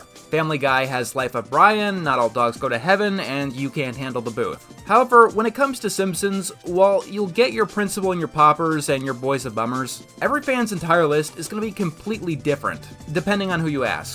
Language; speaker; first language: English; native; English